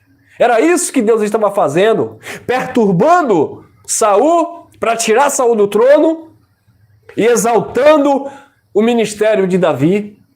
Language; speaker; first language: Portuguese; native; Portuguese